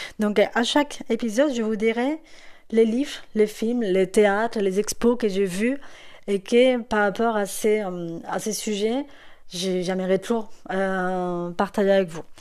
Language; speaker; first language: French; non-native, fluent; Spanish